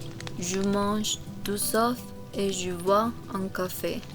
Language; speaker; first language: French; non-native, learner; Korean